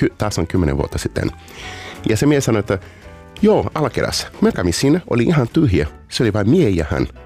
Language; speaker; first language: Finnish; non-native, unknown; Portuguese